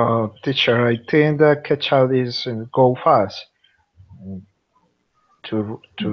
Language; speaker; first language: English; non-native, learner; Spanish